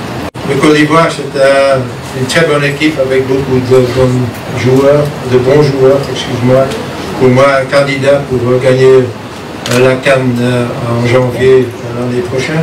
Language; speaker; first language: French; non-native, fluent; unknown